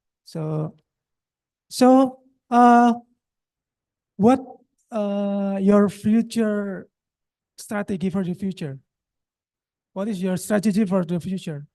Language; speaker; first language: English; non-native, local second language; Indonesian